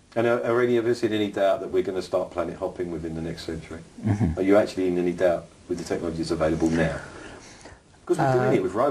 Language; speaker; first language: English; native; English